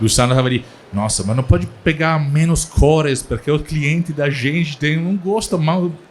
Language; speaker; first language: Portuguese; non-native, learner; Italian